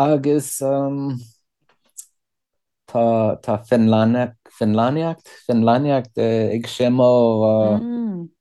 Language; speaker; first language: Irish; non-native, learner; English